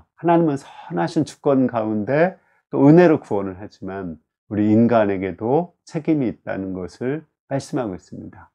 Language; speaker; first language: Korean; native; Korean